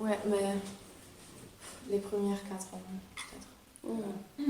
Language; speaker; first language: French; non-native, fluent; German